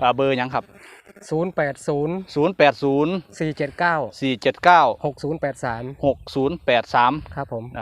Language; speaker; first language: Thai; non-native, local second language; Khmer